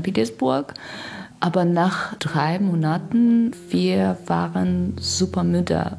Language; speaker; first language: German; non-native, learner; Russian